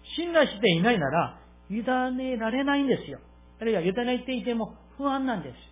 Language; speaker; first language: Japanese; non-native, fluent; Korean